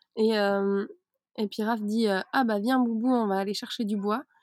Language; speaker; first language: French; native; French